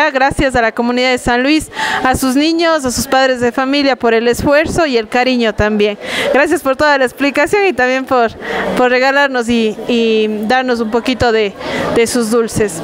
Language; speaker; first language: Spanish; native; Spanish